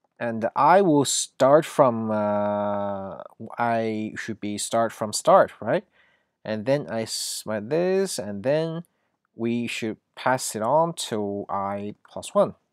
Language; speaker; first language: English; non-native, fluent; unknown